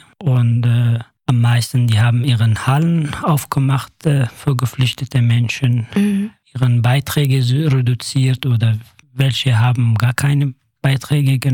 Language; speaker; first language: German; non-native, fluent; Kurdish